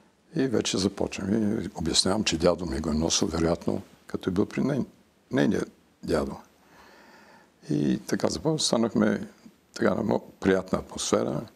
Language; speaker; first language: Bulgarian; early bilingual, heritage; Bulgarian